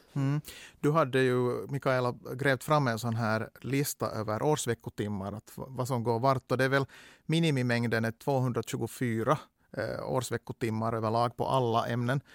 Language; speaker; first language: Swedish; native; Swedish